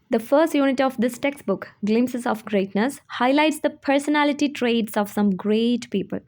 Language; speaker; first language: English; non-native, local second language; Malayalam